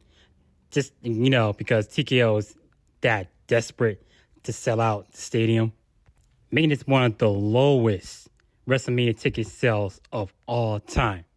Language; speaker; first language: English; native; English